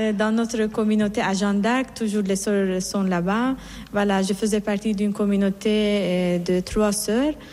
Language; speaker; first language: French; non-native, fluent; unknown